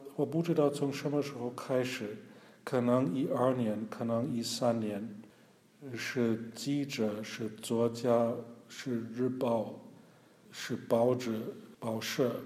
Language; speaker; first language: Chinese; non-native, fluent; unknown